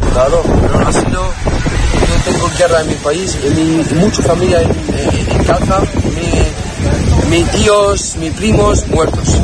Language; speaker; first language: Spanish; non-native, learner; Arabic